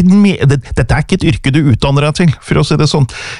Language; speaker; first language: Norwegian; native; Norwegian